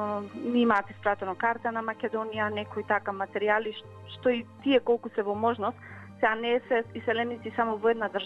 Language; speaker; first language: Macedonian; native; Macedonian